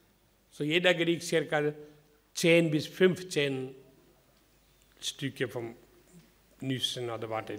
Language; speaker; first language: German; non-native, fluent; Hindi